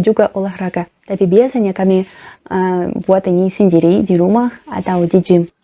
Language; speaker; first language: Indonesian; non-native, learner; Russian